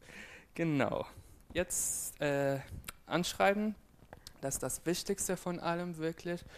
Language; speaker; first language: German; non-native, fluent; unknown